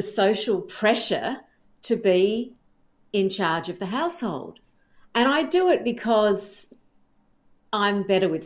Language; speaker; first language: English; native; English